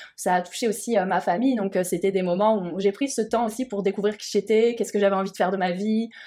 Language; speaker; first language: French; native; French